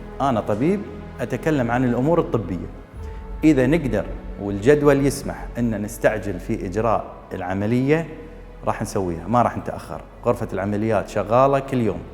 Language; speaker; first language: Arabic; native; Arabic